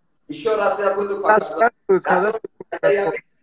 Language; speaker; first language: Russian; non-native, learner; Persian